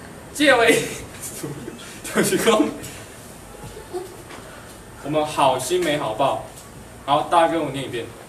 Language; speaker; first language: Chinese; native; Chinese